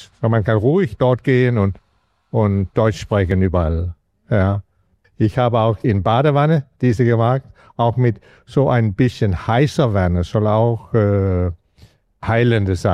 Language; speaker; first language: German; non-native, fluent; Danish